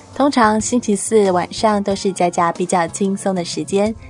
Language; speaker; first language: Chinese; native; Chinese